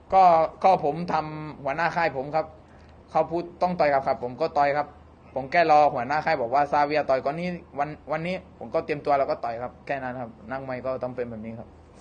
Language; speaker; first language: Thai; non-native, fluent; Spanish